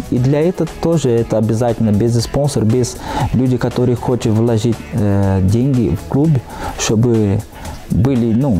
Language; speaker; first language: Russian; non-native, fluent; Portuguese